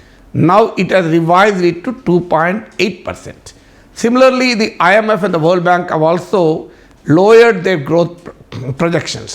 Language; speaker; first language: English; non-native, local second language; Telugu